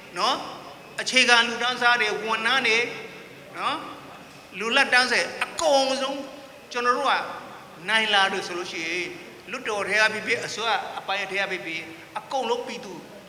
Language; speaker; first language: Burmese; non-native, local second language; Shan